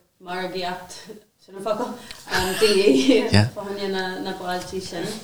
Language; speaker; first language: Irish; non-native, local second language; English